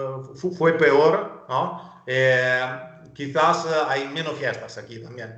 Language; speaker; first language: Spanish; non-native, fluent; Italian